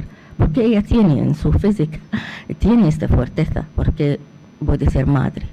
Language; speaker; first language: Spanish; non-native, fluent; Arabic